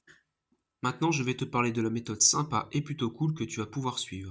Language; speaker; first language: French; native; French